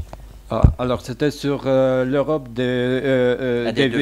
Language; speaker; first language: French; non-native, fluent; Russian